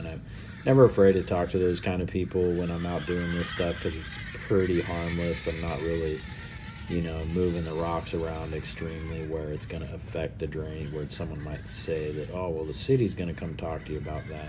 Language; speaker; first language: English; native; English